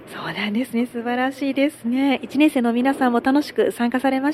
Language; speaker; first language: Japanese; native; Japanese